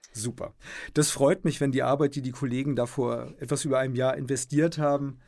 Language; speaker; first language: German; native; German